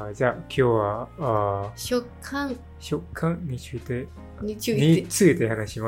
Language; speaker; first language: Japanese; non-native, learner; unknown